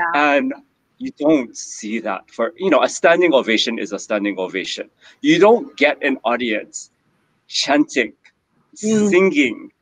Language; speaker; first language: English; native; English